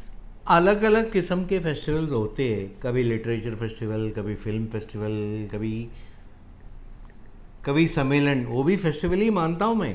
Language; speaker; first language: Hindi; non-native, local second language; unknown